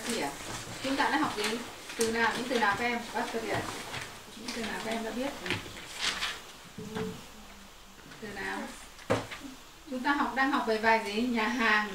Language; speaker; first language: Vietnamese; native; Vietnamese